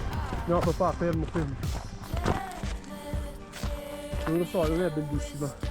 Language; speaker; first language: Italian; native; Italian